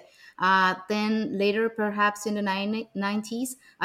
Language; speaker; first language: English; non-native, fluent; Spanish